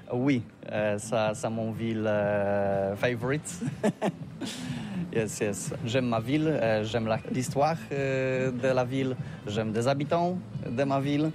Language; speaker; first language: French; non-native, learner; Polish